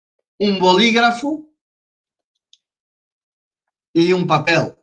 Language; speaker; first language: Spanish; non-native, fluent; Portuguese